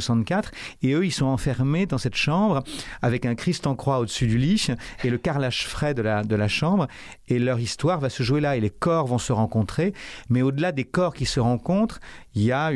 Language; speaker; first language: French; native; French